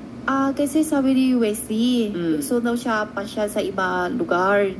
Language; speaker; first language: Filipino; non-native, learner; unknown